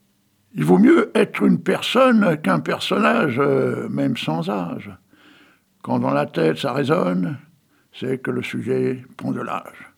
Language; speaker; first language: French; native; French